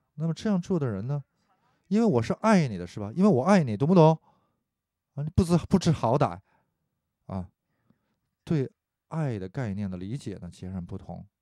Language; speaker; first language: Chinese; non-native, fluent; Korean